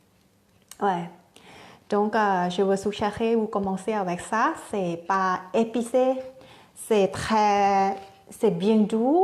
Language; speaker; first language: French; non-native, learner; Thai